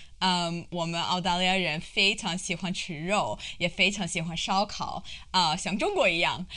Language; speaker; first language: Chinese; non-native, fluent; English